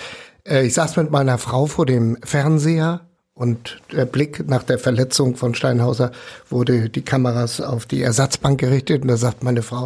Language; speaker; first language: German; native; German